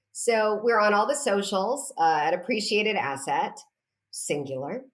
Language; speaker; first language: English; native; English